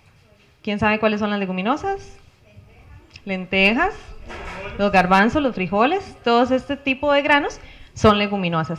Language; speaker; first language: Spanish; native; Spanish